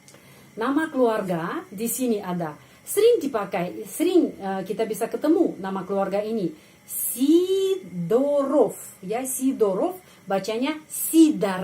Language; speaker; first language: Indonesian; non-native, fluent; Russian